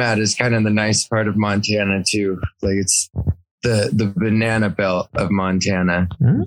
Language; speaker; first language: English; native; English